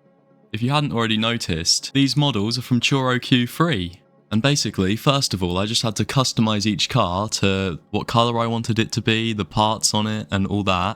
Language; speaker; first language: English; native; English